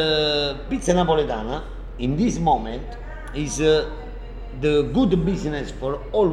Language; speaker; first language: English; non-native, learner; Italian